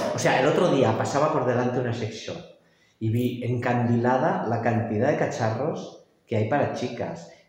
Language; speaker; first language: Spanish; native; Spanish